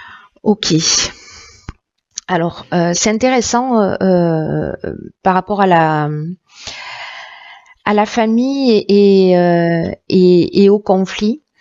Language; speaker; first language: French; native; French